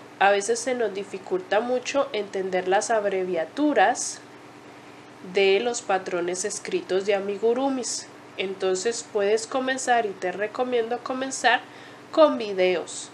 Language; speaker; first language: Spanish; native; Spanish